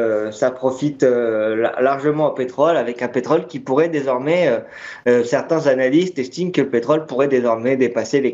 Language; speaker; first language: French; native; French